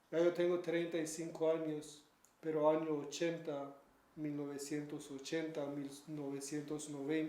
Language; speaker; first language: Spanish; non-native, learner; Kurdish